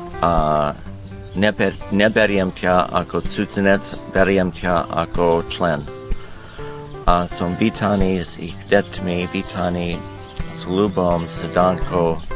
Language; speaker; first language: Slovak; non-native, learner; English